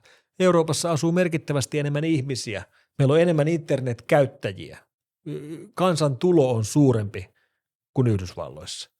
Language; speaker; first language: Finnish; native; Finnish